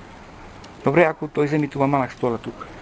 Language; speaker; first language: Bulgarian; non-native, learner; Finnish